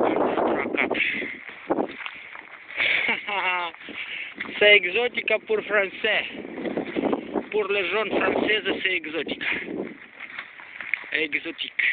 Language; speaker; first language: French; non-native, learner; Romanian